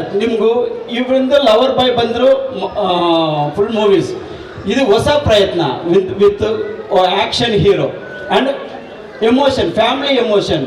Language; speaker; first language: Kannada; non-native, local second language; Telugu